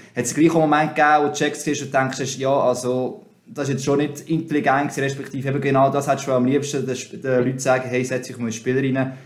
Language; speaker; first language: German; native; German